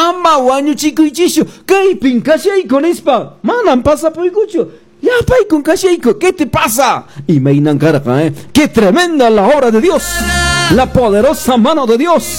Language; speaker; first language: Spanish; non-native, local second language; Quechua